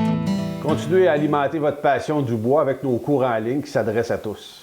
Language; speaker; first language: French; native; French